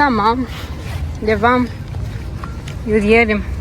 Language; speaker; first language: Turkish; non-native, fluent; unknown